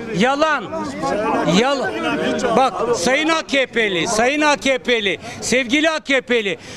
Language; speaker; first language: Turkish; native; Turkish